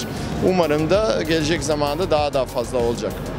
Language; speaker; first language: Turkish; non-native, fluent; Serbian